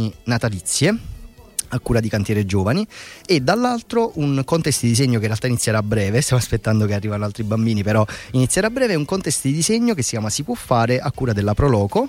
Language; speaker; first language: Italian; native; Italian